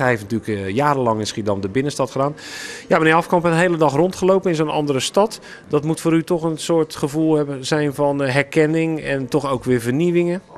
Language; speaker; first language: Dutch; native; Dutch